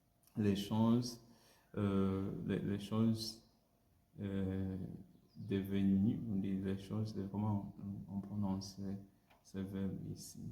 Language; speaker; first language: French; non-native, learner; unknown